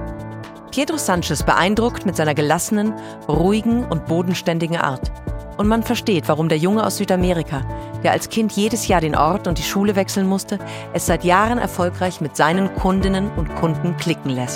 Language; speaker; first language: German; native; German